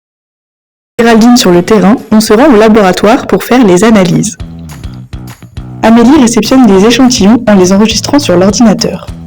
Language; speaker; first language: French; native; French